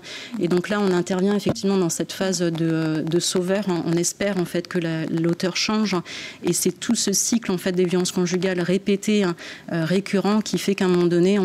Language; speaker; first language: French; native; French